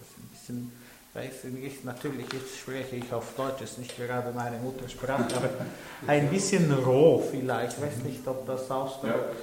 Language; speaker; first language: German; non-native, local second language; French